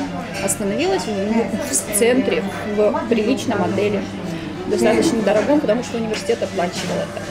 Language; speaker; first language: Russian; native; Russian